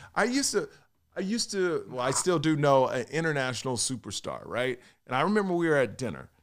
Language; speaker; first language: English; native; English